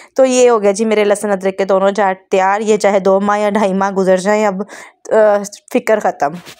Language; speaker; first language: Urdu; non-native, local second language; Punjabi